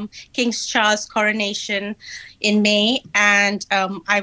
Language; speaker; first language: English; non-native, local second language; Hindi